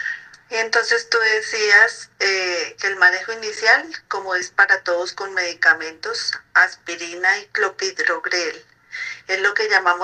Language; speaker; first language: Spanish; native; Spanish